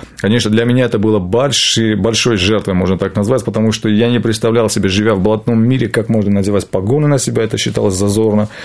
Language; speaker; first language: Russian; non-native, local second language; Armenian